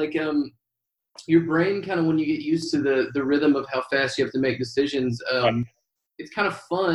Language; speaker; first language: English; native; English